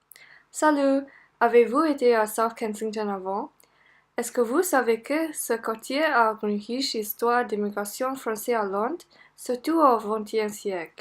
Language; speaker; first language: French; non-native, learner; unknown